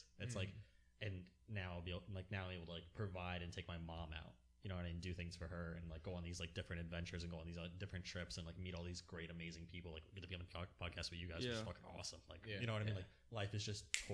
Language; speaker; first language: English; native; English